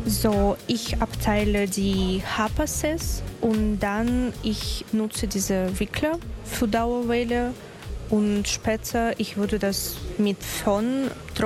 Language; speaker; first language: German; non-native, learner; Russian